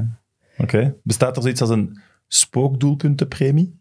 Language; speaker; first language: Dutch; native; Dutch